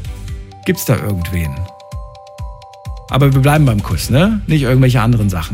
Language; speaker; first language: German; native; German